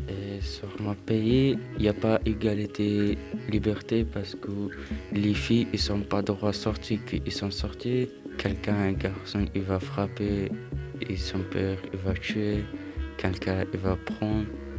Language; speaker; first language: French; non-native, learner; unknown